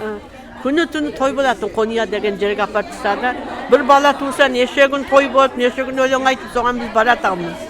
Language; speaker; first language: Kazakh; early bilingual, heritage; Kazakh